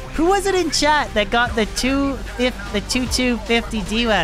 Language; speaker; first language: English; native; English